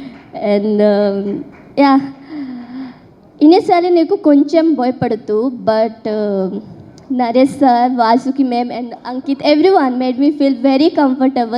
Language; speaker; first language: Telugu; early bilingual, heritage; Telugu